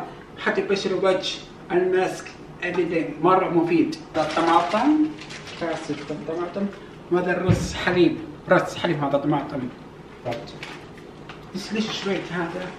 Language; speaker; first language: Arabic; non-native, learner; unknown